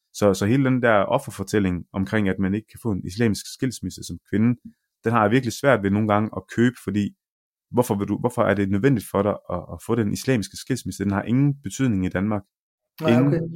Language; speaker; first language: Danish; early bilingual, other home language; Arabic